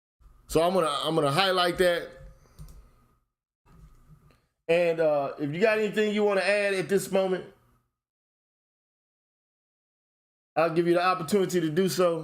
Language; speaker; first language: English; native; English